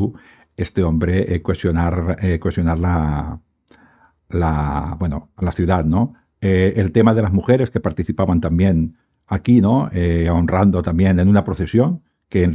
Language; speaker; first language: Spanish; native; Spanish